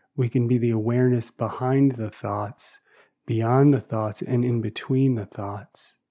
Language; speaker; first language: English; native; English